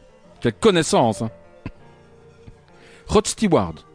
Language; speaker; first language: French; native; French